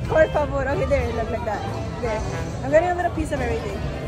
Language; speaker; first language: English; early bilingual, other home language; Spanish